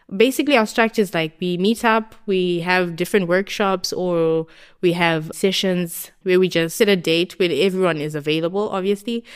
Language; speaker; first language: English; non-native, local second language; Shona